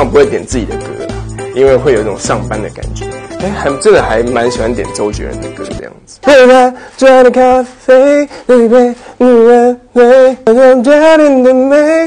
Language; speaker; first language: Chinese; native; Chinese